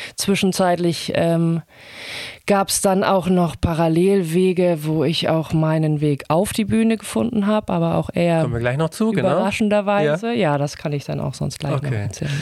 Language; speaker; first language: German; native; German